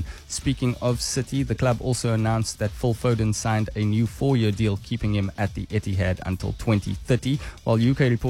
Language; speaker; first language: English; native; English